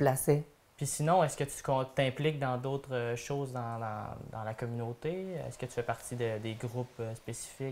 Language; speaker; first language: French; native; French